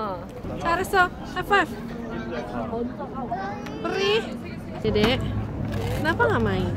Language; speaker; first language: Korean; non-native, learner; Indonesian